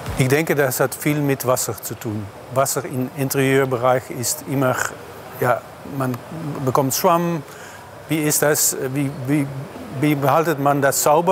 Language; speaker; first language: German; non-native, fluent; Dutch